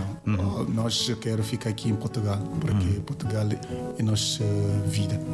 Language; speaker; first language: Portuguese; non-native, learner; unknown